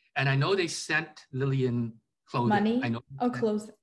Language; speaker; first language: English; native; English